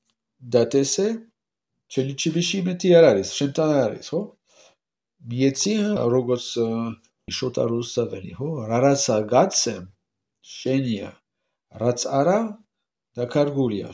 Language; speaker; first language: Georgian; non-native, learner; French